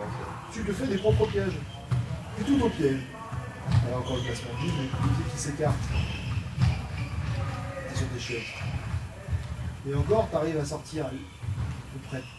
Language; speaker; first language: French; native; French